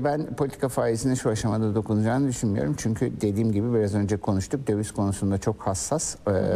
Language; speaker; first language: Turkish; native; Turkish